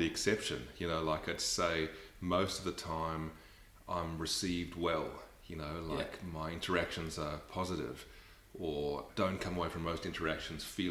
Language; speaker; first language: English; native; English